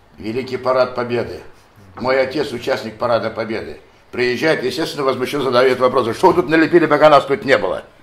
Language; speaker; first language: Russian; non-native, local second language; Adyghe